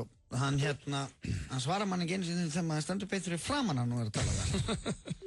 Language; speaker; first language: Icelandic; native; Icelandic